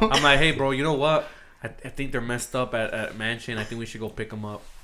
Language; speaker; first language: English; native; English